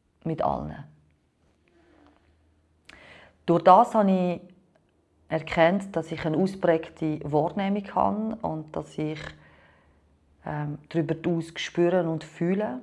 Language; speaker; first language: German; non-native, fluent; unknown